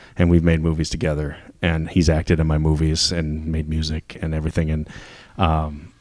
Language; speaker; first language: English; native; English